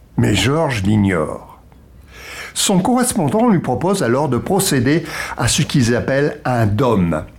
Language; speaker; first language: French; native; French